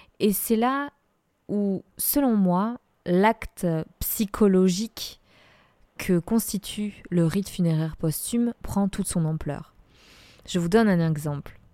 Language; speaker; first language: French; non-native, fluent; Spanish